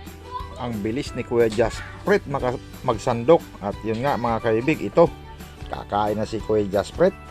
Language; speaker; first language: Filipino; native; Filipino